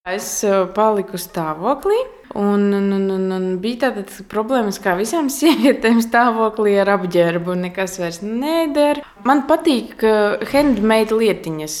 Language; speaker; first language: Latvian; native; Latvian